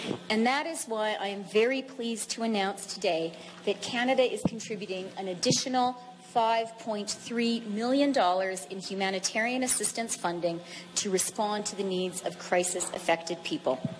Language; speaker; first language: English; native; English